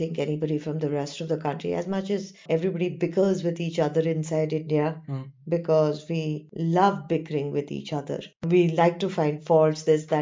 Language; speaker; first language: English; non-native, local second language; Gujarati